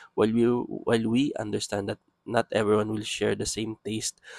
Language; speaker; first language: English; non-native, local second language; Filipino